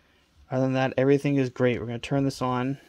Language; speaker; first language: English; native; English